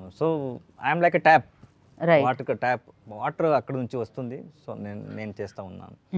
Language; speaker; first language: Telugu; non-native, learner; Kannada